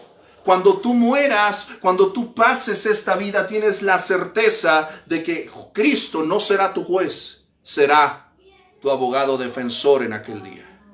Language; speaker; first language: Spanish; native; Spanish